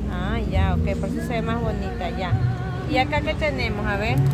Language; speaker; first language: Spanish; native; Spanish